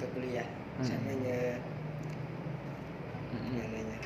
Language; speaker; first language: Indonesian; non-native, learner; Malay